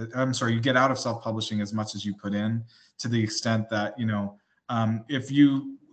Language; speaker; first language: English; native; English